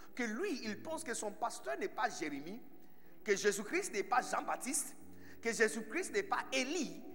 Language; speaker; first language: French; non-native, fluent; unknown